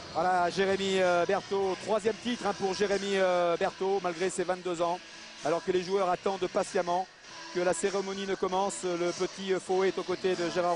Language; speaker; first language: French; native; French